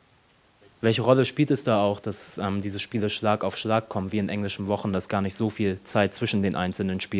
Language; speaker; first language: German; native; German